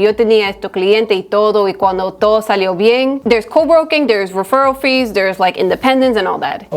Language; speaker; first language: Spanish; early bilingual, heritage; Spanish